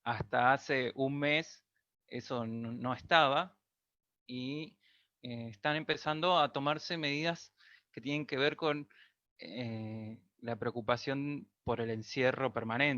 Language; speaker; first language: Spanish; native; Spanish